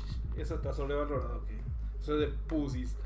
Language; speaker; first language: Spanish; native; Spanish